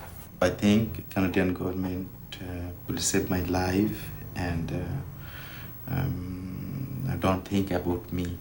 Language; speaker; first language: English; non-native, learner; Bangla